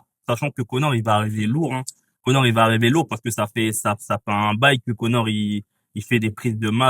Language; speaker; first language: French; native; French